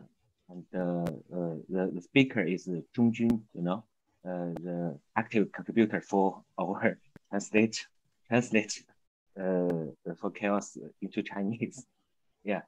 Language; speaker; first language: English; non-native, learner; Chinese